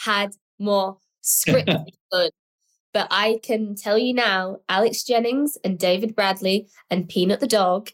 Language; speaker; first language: English; native; English